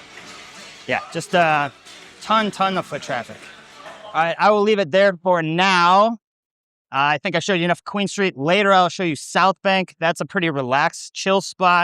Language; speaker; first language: English; native; English